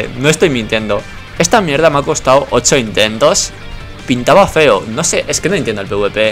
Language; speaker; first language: Spanish; native; Spanish